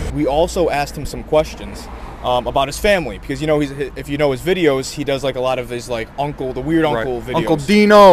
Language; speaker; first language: English; native; English